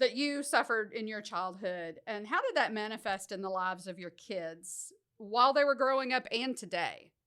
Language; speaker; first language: English; native; English